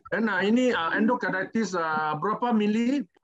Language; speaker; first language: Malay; non-native, learner; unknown